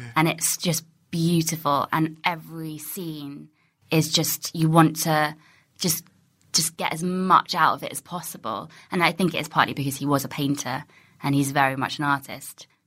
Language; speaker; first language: English; native; English